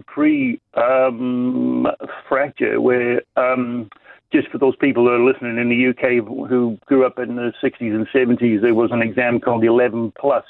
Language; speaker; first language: English; native; English